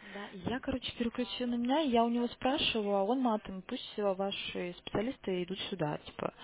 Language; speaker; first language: Russian; native; Russian